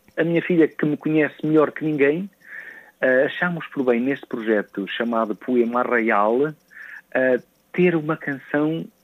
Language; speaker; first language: Portuguese; native; Portuguese